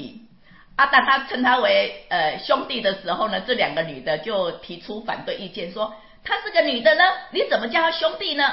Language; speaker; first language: Chinese; native; Chinese